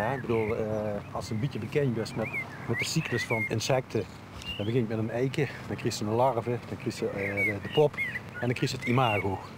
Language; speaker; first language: Dutch; native; Dutch